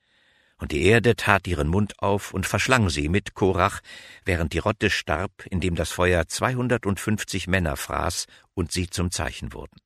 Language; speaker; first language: German; native; German